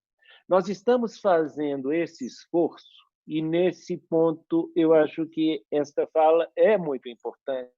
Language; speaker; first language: Portuguese; native; Portuguese